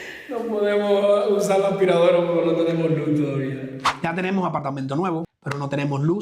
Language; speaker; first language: Spanish; native; Spanish